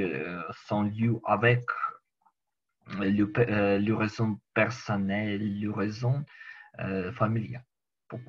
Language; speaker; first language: French; non-native, learner; Ukrainian